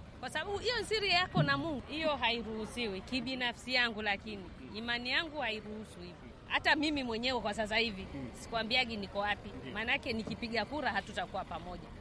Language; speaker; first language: Swahili; native; Swahili